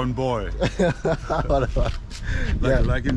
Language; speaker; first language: English; non-native, learner; German